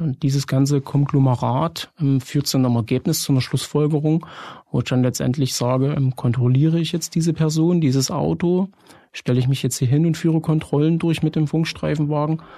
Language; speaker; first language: German; native; German